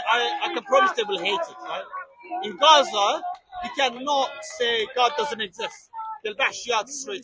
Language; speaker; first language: English; non-native, fluent; Persian